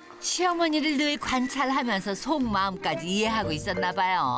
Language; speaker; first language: Korean; native; Korean